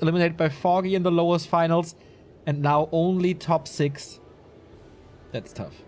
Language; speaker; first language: English; non-native, fluent; German